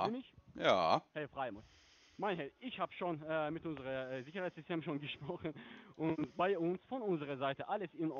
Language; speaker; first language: German; non-native, learner; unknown